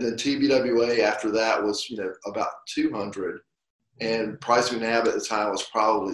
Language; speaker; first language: English; native; English